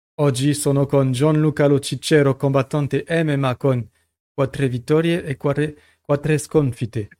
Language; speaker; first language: Italian; non-native, learner; French